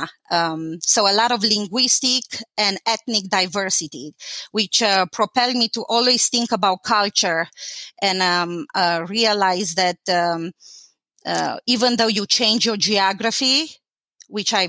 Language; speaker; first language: English; non-native, fluent; Romanian